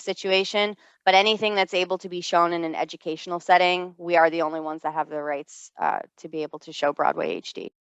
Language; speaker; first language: English; native; English